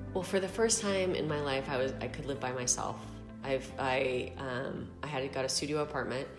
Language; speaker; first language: English; native; English